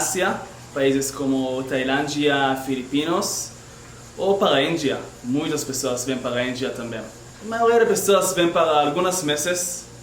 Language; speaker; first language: Portuguese; non-native, learner; Hebrew